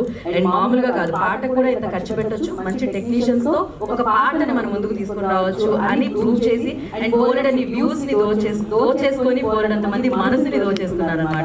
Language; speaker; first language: Telugu; native; Telugu